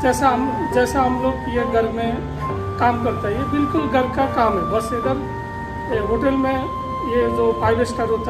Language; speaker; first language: Hindi; non-native, fluent; Bangla